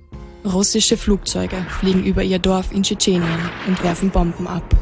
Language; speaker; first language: German; native; German